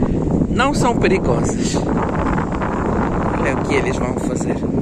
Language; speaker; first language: Portuguese; non-native, fluent; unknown